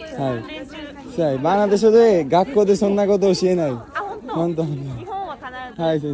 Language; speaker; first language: Japanese; non-native, learner; Bangla